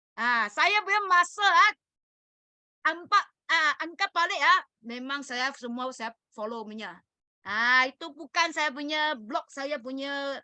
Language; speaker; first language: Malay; non-native, learner; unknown